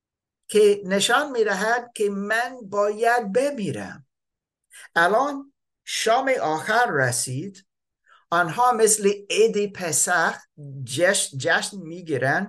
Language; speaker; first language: Persian; non-native, fluent; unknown